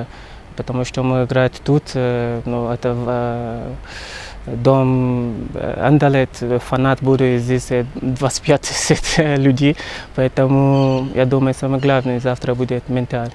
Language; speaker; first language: Russian; non-native, learner; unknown